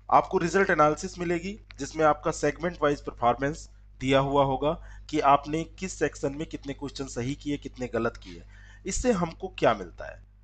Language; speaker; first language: Hindi; native; Hindi